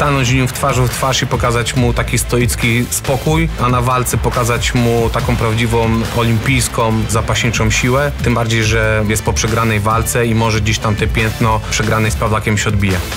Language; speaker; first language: Polish; native; Polish